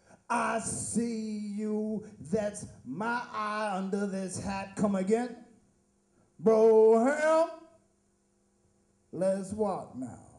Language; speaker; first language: English; native; English